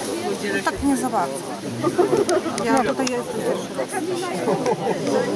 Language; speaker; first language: Polish; early bilingual, heritage; Polish